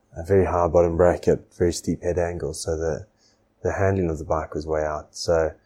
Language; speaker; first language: English; native; English